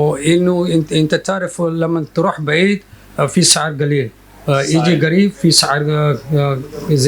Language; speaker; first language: Arabic; non-native, fluent; Urdu